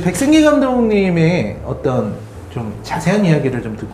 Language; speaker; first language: Korean; native; Korean